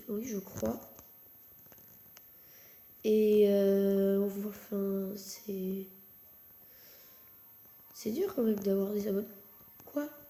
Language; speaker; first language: French; native; French